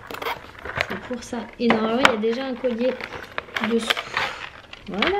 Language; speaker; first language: French; native; French